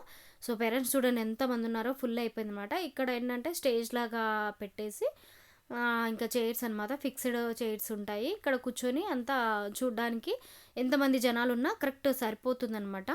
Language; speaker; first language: Telugu; native; Telugu